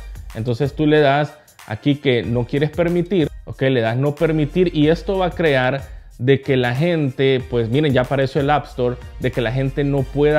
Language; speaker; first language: Spanish; native; Spanish